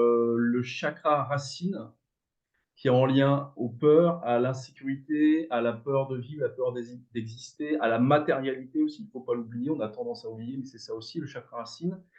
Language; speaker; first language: French; native; French